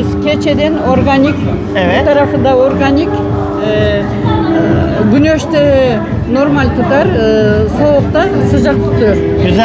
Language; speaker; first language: Turkish; non-native, local second language; Kyrgyz